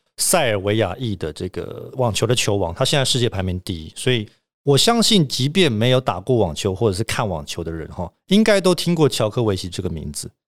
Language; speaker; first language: Chinese; native; Chinese